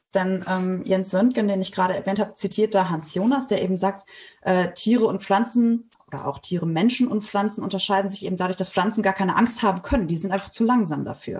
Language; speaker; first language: German; native; German